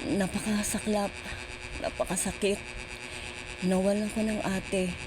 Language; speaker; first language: Filipino; non-native, local second language; Cebuano